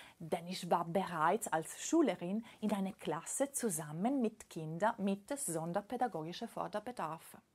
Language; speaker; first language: German; non-native, fluent; Italian